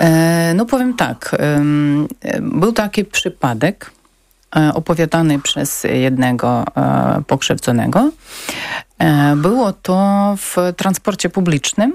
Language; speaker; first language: Polish; non-native, learner; Ukrainian